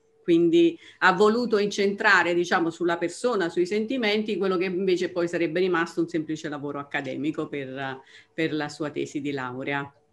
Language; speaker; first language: Italian; native; Italian